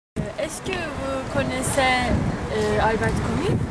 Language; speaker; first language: French; non-native, learner; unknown